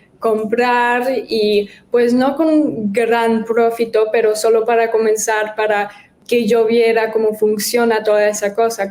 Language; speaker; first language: Spanish; early bilingual, heritage; German